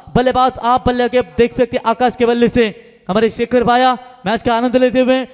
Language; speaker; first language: Hindi; non-native, local second language; Marathi